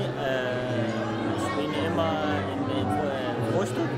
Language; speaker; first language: German; non-native, learner; Arabic